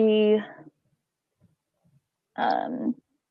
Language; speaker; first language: French; non-native, learner; English